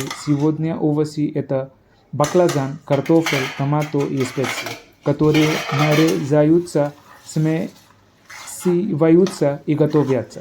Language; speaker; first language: Russian; non-native, fluent; Hindi